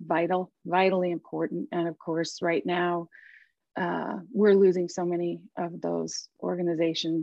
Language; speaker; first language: English; native; English